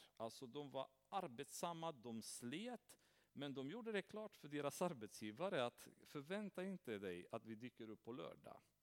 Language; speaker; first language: Swedish; non-native, fluent; Romanian